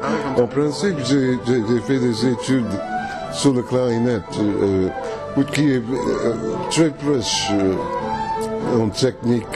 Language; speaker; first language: French; non-native, fluent; English